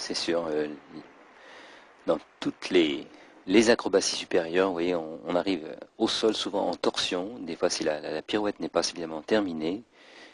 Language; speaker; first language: French; native; French